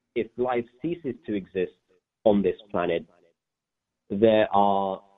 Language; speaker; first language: English; native; English